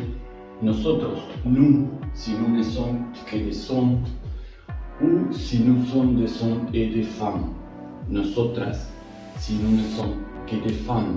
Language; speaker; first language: French; non-native, fluent; Spanish